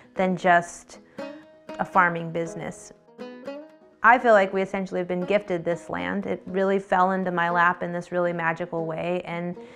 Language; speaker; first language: English; native; English